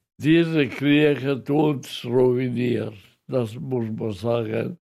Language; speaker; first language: German; non-native, local second language; Italian